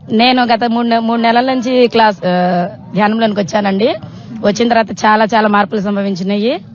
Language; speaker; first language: Telugu; native; Telugu